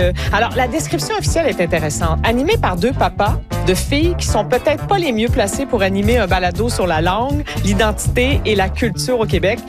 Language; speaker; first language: French; native; French